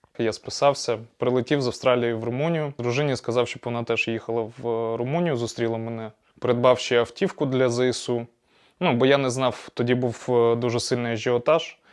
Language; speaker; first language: Ukrainian; non-native, local second language; Russian